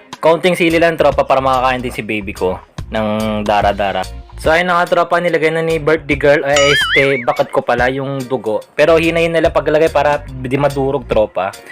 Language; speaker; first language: Filipino; non-native, local second language; Iloko